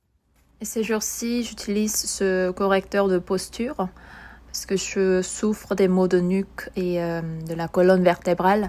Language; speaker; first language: French; non-native, fluent; Korean